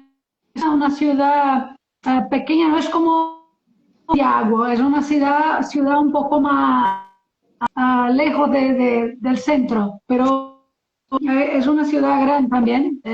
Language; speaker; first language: Spanish; non-native, learner; Portuguese